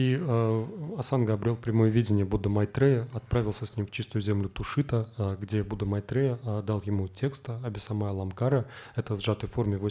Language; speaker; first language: Russian; native; Russian